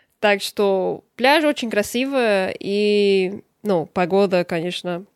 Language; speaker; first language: Russian; early bilingual, heritage; Russian